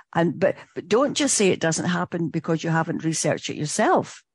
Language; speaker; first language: English; native; English